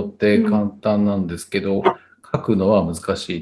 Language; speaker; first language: Japanese; non-native, fluent; Tatar